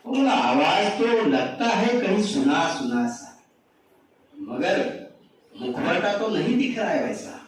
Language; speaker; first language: Hindi; non-native, local second language; Marathi